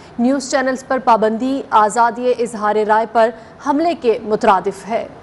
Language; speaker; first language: Urdu; native; Urdu